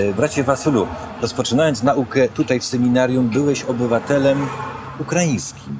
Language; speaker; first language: Polish; native; Polish